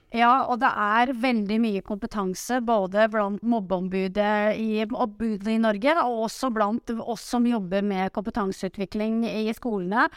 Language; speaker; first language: Norwegian; native; Norwegian